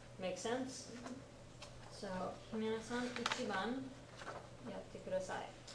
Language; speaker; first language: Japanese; non-native, fluent; English